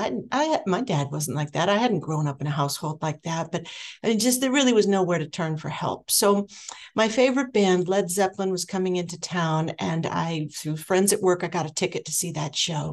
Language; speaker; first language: English; native; English